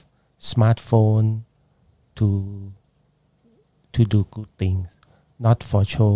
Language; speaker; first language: English; non-native, learner; Thai